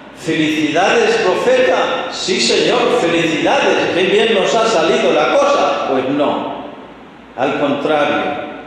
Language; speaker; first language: Spanish; non-native, fluent; English